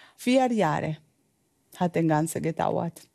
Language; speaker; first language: German; non-native, learner; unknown